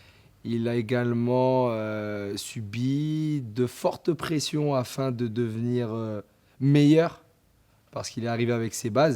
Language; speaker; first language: French; native; French